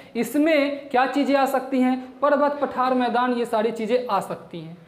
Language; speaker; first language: Hindi; non-native, local second language; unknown